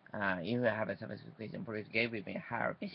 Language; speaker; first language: English; non-native, learner; Japanese